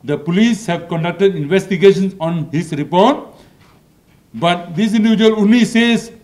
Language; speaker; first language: English; non-native, local second language; Malay